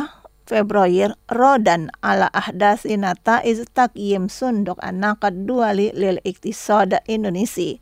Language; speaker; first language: Arabic; non-native, fluent; Indonesian